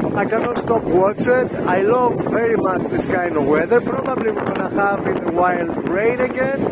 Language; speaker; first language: English; non-native, learner; Greek